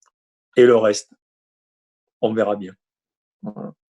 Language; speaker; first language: French; native; French